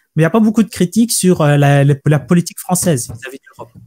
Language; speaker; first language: French; native; French